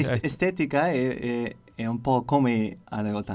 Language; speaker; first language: Italian; non-native, learner; German